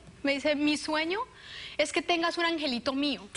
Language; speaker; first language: Spanish; native; Spanish